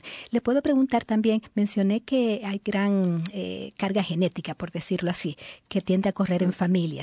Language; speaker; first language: Spanish; native; Spanish